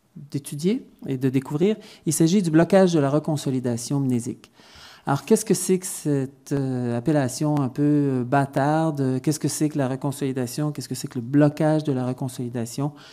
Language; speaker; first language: French; native; French